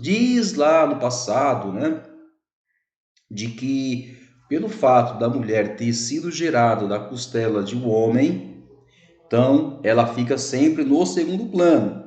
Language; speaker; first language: Portuguese; native; Portuguese